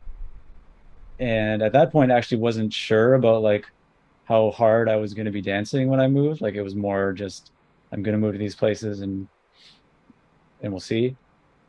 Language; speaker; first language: English; native; English